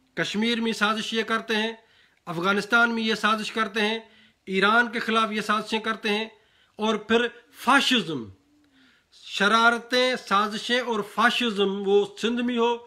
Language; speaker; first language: Urdu; non-native, local second language; Sindhi